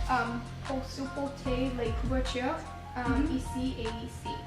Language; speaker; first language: French; non-native, learner; English